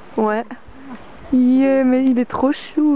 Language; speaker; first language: French; native; French